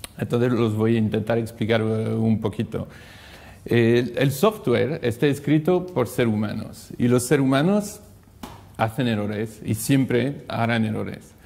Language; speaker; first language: Spanish; non-native, fluent; French